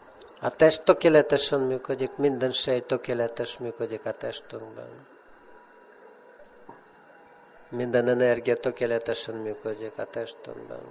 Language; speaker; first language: Hungarian; non-native, fluent; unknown